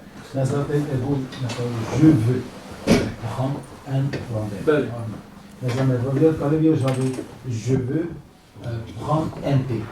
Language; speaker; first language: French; non-native, learner; Kurdish